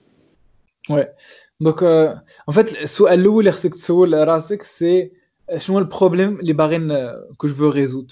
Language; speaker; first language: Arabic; native; Arabic